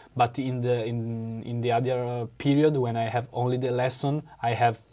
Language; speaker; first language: English; non-native, learner; Italian